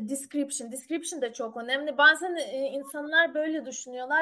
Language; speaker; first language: Turkish; non-native, learner; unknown